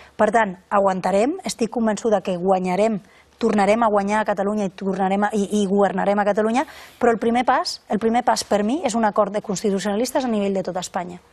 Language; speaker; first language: Catalan; non-native, local second language; Spanish